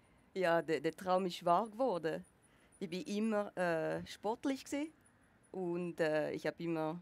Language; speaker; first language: German; non-native, local second language; French